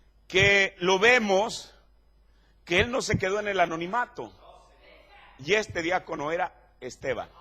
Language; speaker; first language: Spanish; native; Spanish